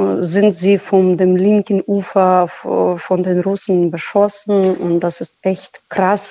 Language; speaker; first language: German; non-native, fluent; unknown